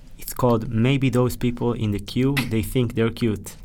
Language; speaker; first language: English; non-native, fluent; Hebrew